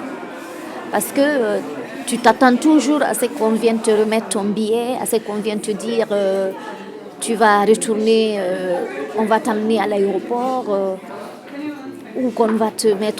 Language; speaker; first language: French; non-native, local second language; Fula